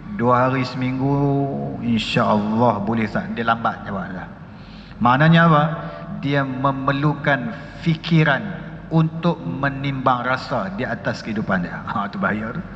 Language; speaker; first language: Malay; native; Malay